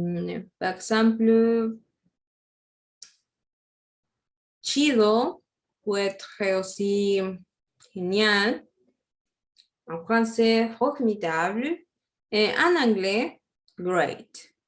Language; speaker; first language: French; non-native, learner; Spanish